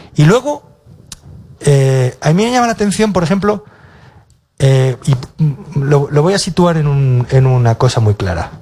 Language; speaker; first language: Spanish; native; Spanish